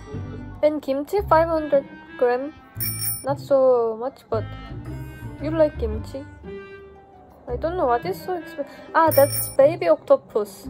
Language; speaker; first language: English; non-native, learner; Korean